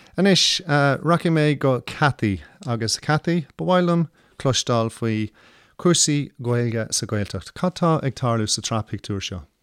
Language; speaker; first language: Irish; non-native, local second language; English